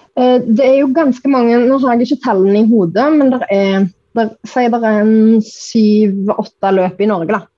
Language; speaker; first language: Norwegian; native; Norwegian